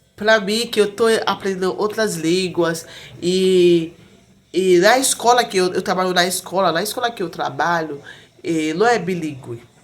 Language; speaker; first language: Portuguese; non-native, fluent; Haitian Creole